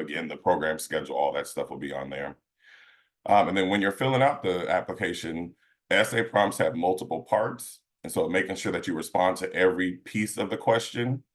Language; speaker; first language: English; native; English